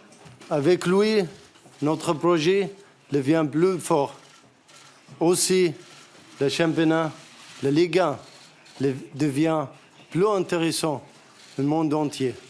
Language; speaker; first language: French; non-native, learner; Arabic